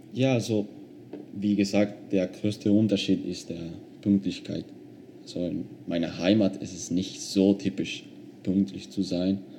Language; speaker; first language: German; non-native, fluent; Spanish